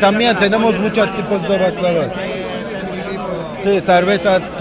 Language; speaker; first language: Spanish; non-native, learner; Turkish